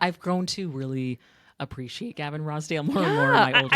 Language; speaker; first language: English; native; English